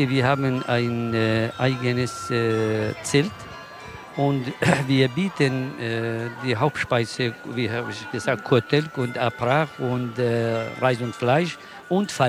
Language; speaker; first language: German; non-native, learner; Kurdish